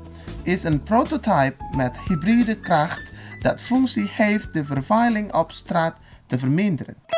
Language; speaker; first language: Dutch; non-native, fluent; Indonesian